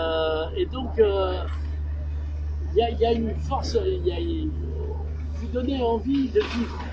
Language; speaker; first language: French; native; French